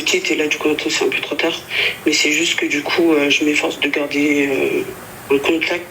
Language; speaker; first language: French; native; French